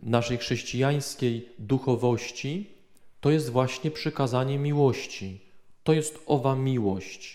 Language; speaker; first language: Polish; native; Polish